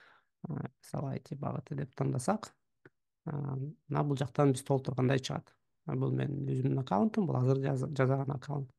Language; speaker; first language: Kyrgyz; native; Kyrgyz